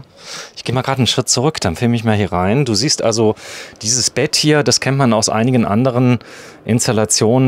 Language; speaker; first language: German; native; German